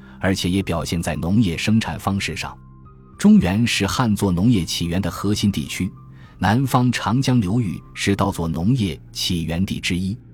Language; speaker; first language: Chinese; native; Chinese